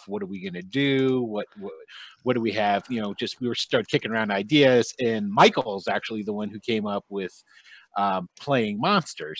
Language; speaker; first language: English; native; English